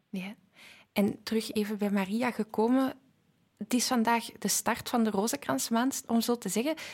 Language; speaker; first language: Dutch; native; Dutch